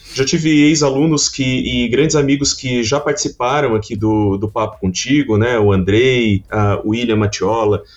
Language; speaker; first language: Portuguese; native; Portuguese